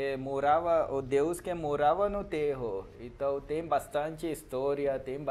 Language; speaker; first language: Portuguese; non-native, learner; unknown